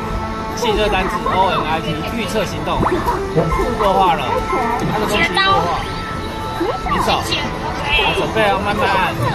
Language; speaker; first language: Chinese; native; Chinese